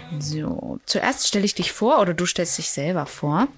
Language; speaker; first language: German; native; German